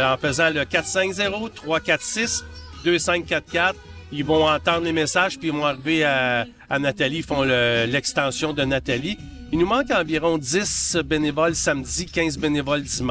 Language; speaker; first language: French; native; French